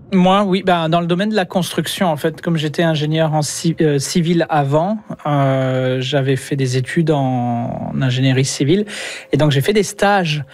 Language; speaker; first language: French; native; French